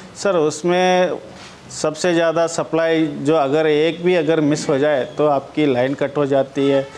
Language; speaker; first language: Hindi; non-native, local second language; Kannada